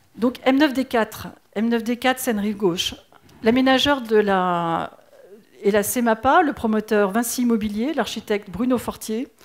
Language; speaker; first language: French; native; French